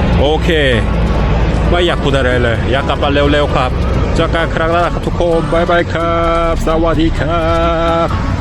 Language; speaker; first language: Thai; non-native, learner; Korean